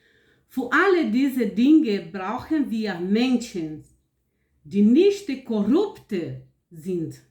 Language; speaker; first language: German; non-native, learner; Portuguese